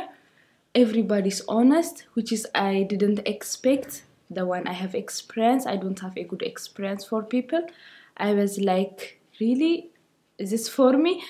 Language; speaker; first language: English; non-native, learner; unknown